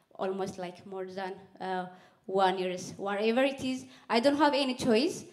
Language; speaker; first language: English; non-native, fluent; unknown